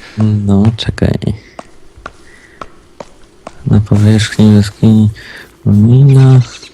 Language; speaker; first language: Polish; native; Polish